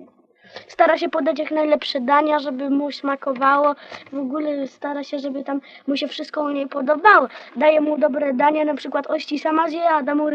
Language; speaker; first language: Polish; native; Polish